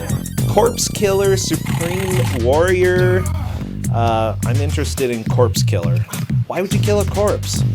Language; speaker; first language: English; native; English